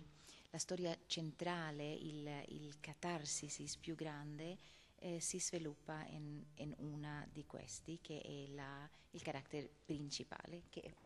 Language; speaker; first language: Italian; non-native, fluent; Swedish